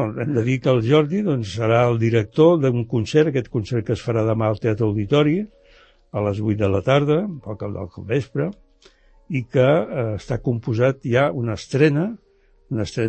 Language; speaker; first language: Catalan; native; Catalan